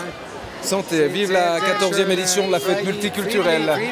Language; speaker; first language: French; native; French